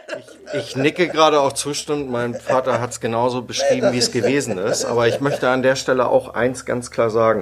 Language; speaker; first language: German; native; German